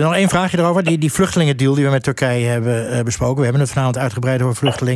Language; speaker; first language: Dutch; native; Dutch